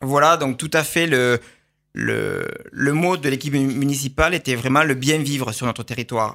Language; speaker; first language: French; native; French